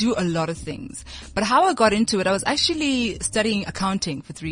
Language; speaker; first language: English; non-native, local second language; Southern Sotho